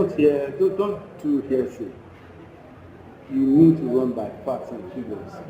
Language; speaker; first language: English; non-native, local second language; Yoruba